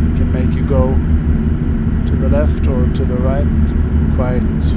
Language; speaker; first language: English; non-native, fluent; Swedish